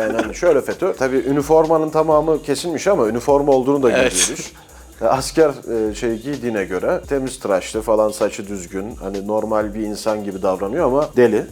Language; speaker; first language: Turkish; native; Turkish